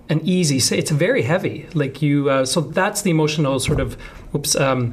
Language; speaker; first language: English; native; English